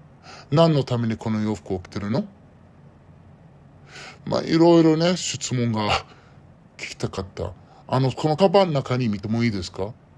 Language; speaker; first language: Japanese; non-native, learner; Arabic